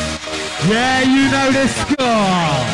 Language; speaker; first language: English; native; English